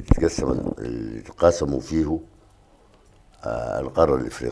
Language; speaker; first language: Arabic; native; Arabic